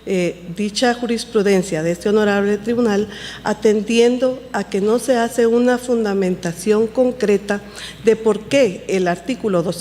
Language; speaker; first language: Spanish; native; Spanish